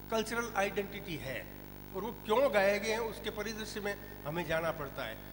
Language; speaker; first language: Hindi; non-native, local second language; Rajasthani